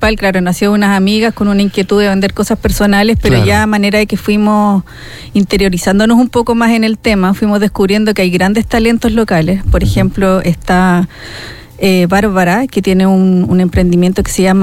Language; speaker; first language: Spanish; native; Spanish